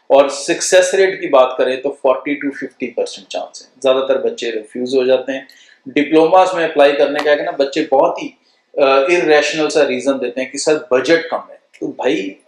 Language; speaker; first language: Hindi; non-native, local second language; Punjabi